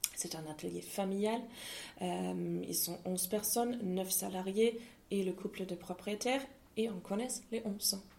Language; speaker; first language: French; non-native, fluent; German